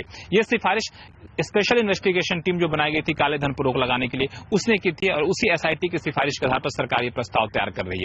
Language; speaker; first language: Hindi; native; Hindi